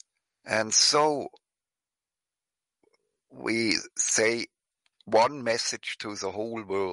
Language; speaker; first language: English; non-native, fluent; German